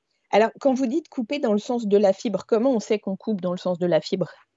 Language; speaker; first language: French; native; French